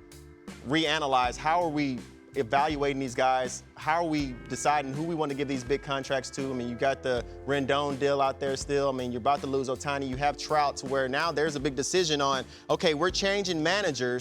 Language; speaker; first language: English; native; English